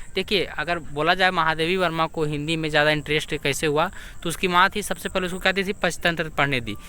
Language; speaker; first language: Hindi; native; Hindi